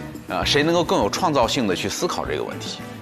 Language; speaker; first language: Chinese; native; Chinese